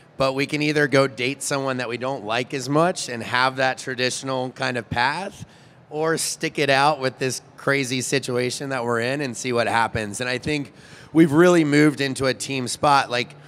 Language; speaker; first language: English; native; English